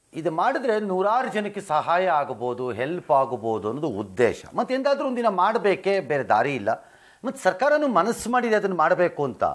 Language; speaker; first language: Kannada; native; Kannada